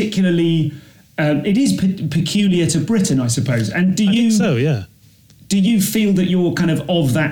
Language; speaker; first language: English; native; English